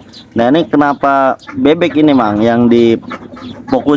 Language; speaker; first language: Indonesian; native; Indonesian